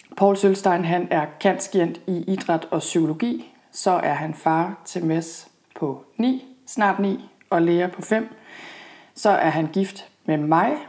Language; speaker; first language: Danish; native; Danish